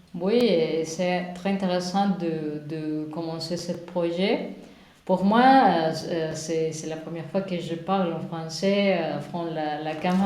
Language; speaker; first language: French; non-native, learner; Spanish